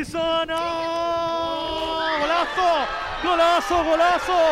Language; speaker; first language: Spanish; native; Spanish